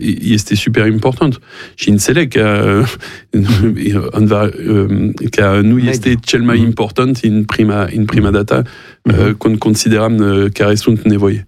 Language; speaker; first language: Romanian; non-native, learner; French